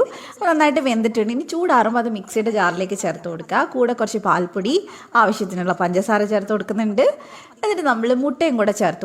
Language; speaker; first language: Malayalam; native; Malayalam